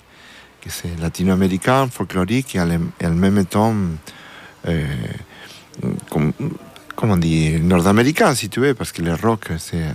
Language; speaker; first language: French; non-native, learner; Spanish